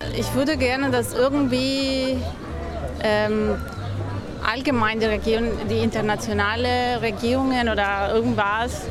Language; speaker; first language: German; non-native, learner; Spanish